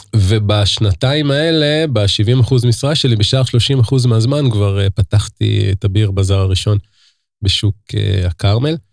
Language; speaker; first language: Hebrew; native; Hebrew